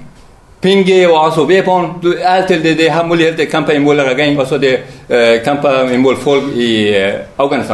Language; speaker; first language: Danish; non-native, learner; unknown